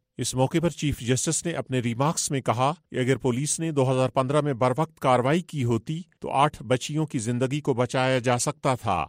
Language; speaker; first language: Urdu; native; Urdu